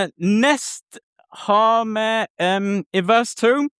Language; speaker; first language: Norwegian; non-native, learner; English